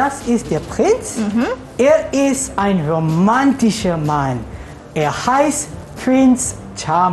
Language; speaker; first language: German; non-native, learner; Malay